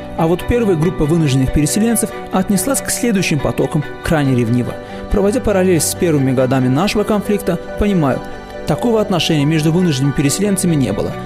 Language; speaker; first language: Russian; non-native, local second language; Azerbaijani